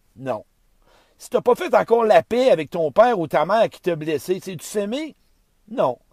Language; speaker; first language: French; native; French